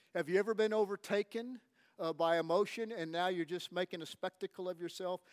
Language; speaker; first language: English; native; English